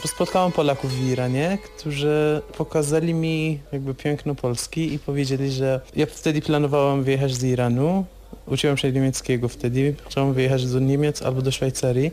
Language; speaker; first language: Polish; non-native, fluent; Persian